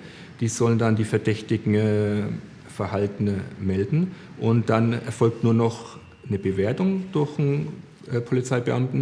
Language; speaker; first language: German; native; German